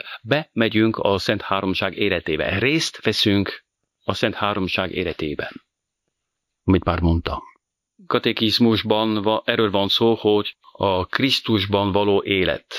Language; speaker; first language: Hungarian; non-native, fluent; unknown